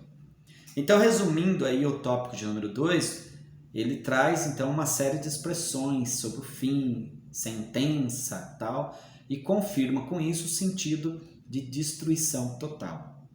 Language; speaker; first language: Portuguese; native; Portuguese